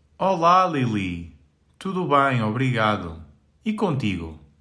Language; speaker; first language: Portuguese; native; Portuguese